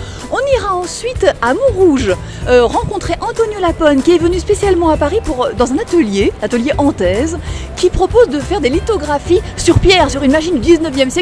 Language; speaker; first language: French; native; French